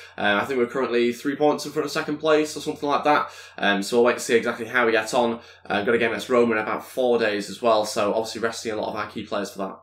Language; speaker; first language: English; native; English